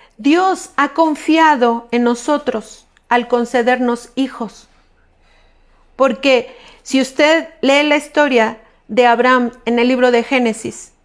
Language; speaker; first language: Spanish; native; Spanish